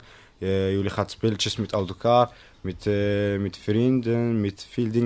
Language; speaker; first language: Dutch; non-native, learner; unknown